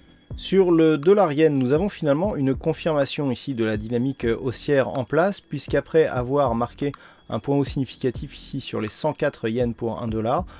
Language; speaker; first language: French; native; French